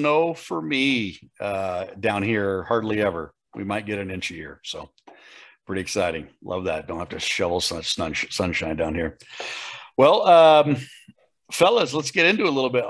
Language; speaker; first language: English; native; English